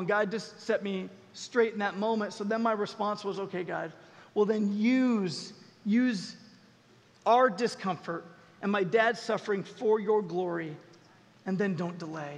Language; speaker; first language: English; native; English